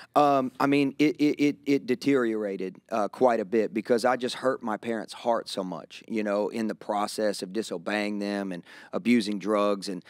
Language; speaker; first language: English; native; English